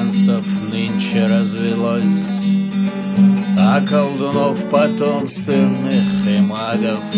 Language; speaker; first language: Russian; native; Russian